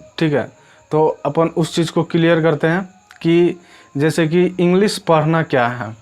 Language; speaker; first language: Hindi; native; Hindi